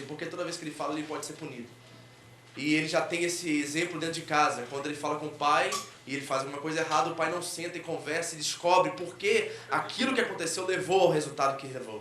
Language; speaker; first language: Portuguese; native; Portuguese